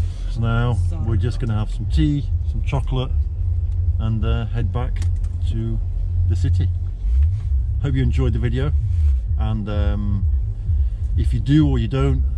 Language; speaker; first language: English; native; English